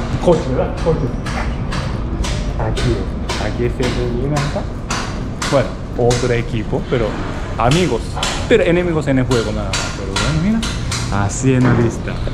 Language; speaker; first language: Spanish; non-native, learner; Japanese